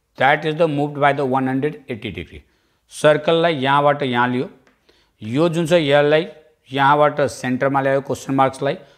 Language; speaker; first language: Nepali; non-native, local second language; Bhojpuri